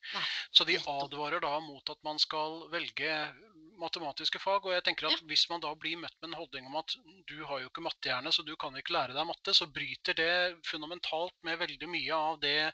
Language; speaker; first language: Norwegian; native; Norwegian